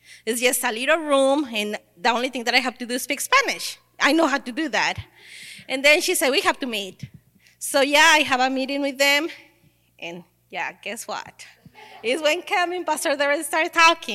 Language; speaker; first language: English; non-native, learner; Spanish